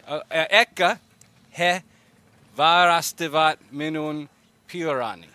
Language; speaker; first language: Finnish; non-native, learner; English